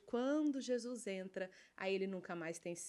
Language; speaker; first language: Portuguese; native; Portuguese